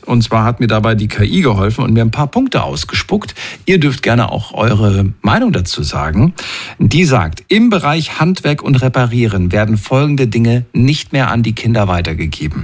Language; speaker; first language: German; native; German